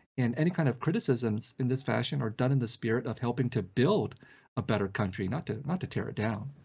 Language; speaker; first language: English; early bilingual, other home language; Vietnamese